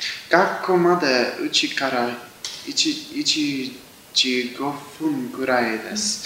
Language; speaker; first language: Japanese; non-native, learner; English